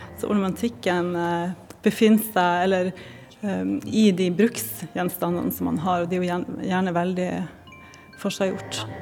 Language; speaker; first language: Norwegian; native; Norwegian